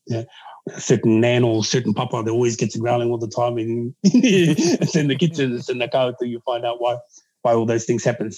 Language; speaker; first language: English; native; English